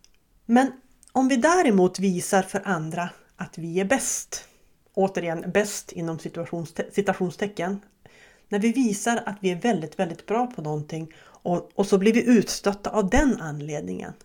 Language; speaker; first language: Swedish; native; Swedish